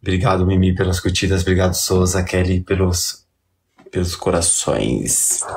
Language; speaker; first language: Portuguese; native; Portuguese